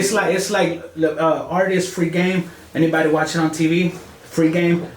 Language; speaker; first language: English; native; English